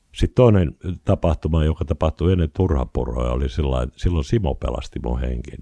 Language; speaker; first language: Finnish; native; Finnish